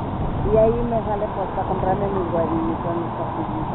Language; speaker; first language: Spanish; native; Spanish